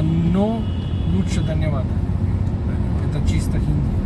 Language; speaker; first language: Russian; non-native, fluent; Hindi